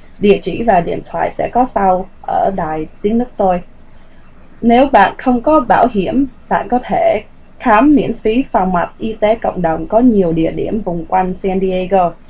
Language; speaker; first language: Vietnamese; early bilingual, heritage; Vietnamese